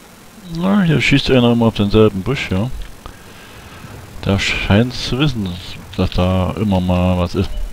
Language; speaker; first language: German; native; German